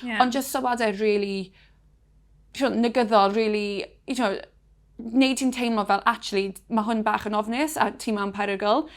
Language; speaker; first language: Welsh; non-native, local second language; English